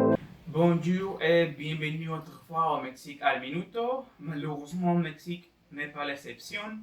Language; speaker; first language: French; non-native, learner; Spanish